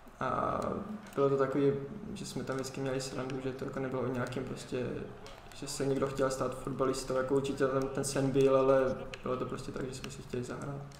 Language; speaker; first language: Czech; early bilingual, heritage; Czech